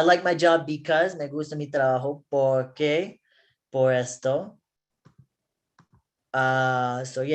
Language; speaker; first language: Spanish; non-native, learner; English